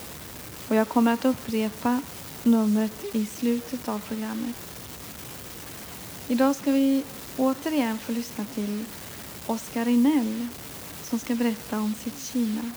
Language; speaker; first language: Swedish; native; Swedish